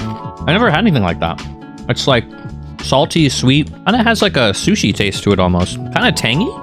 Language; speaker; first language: English; native; English